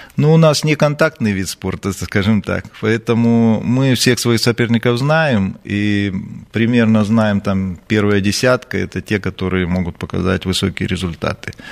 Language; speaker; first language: Russian; native; Russian